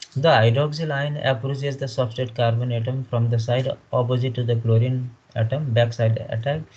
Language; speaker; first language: English; non-native, local second language; Nepali